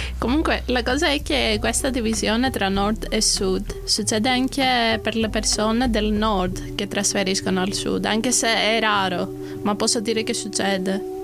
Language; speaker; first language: Italian; non-native, fluent; Greek